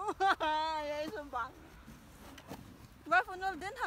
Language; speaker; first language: Danish; non-native, learner; Cebuano